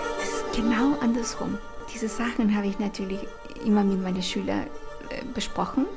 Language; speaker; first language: German; non-native, fluent; Spanish